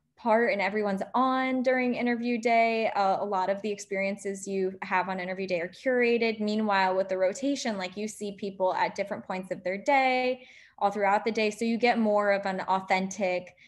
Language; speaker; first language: English; native; English